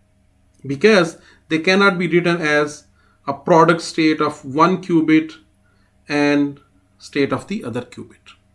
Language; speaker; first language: English; non-native, fluent; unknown